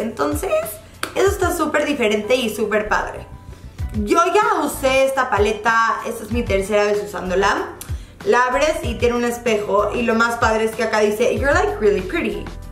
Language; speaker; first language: Spanish; native; Spanish